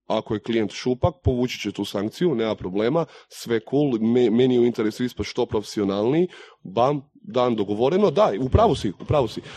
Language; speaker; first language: Croatian; native; Croatian